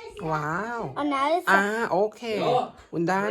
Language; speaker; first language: German; non-native, learner; Thai